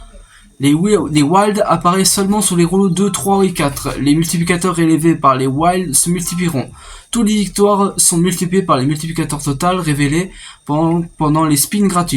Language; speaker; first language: French; native; French